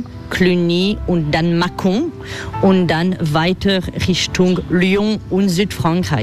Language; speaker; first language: German; non-native, fluent; French